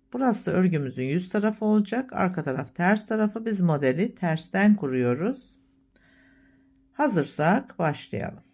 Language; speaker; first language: Turkish; native; Turkish